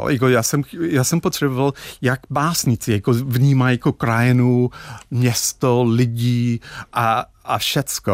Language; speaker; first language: Czech; non-native, fluent; English